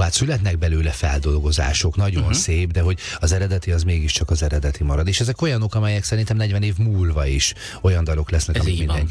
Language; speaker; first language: Hungarian; native; Hungarian